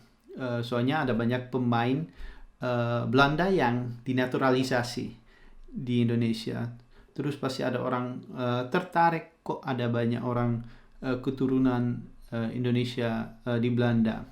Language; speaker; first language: Indonesian; early bilingual, heritage; Dutch